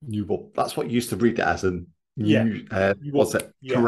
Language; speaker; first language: English; native; English